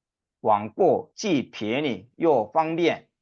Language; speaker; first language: Chinese; non-native, fluent; Korean